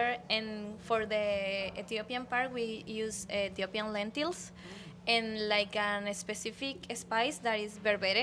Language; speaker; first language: English; non-native, learner; Spanish